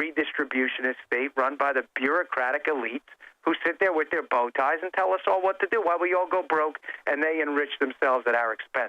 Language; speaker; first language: English; native; English